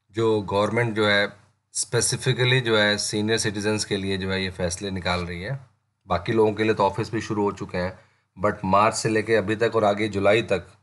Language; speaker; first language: Hindi; native; Hindi